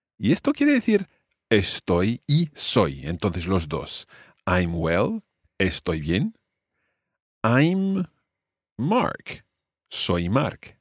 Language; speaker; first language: Spanish; non-native, fluent; English